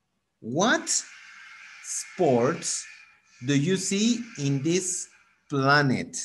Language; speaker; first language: English; non-native, fluent; Spanish